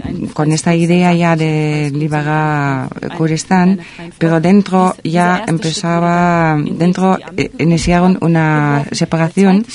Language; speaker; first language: Spanish; non-native, fluent; German